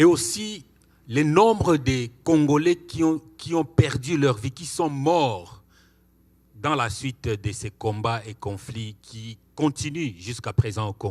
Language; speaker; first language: French; non-native, local second language; Swahili